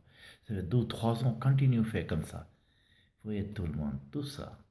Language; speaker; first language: French; non-native, learner; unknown